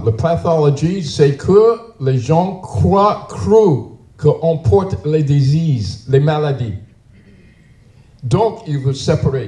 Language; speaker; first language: French; non-native, learner; English